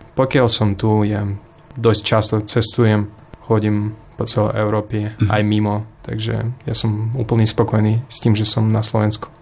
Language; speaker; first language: Slovak; non-native, fluent; Russian